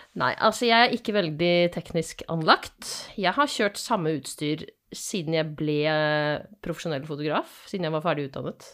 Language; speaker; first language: Norwegian; native; Norwegian